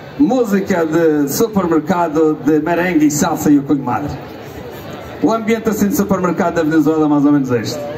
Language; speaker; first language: Portuguese; early bilingual, heritage; Portuguese